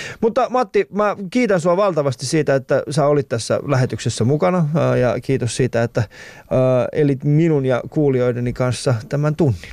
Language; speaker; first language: Finnish; early bilingual, other home language; Persian